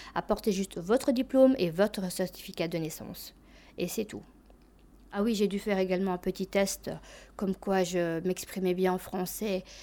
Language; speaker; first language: French; early bilingual, other home language; Albanian